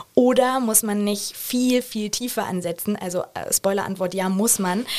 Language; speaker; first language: German; native; German